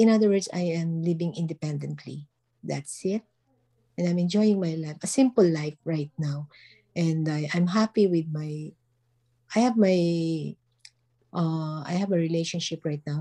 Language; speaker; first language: English; non-native, local second language; Filipino